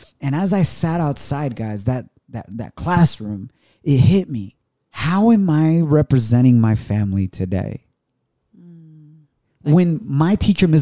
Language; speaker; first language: English; early bilingual, other home language; Spanish